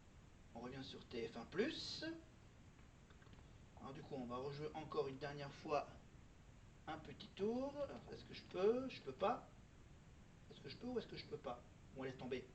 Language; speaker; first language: French; native; French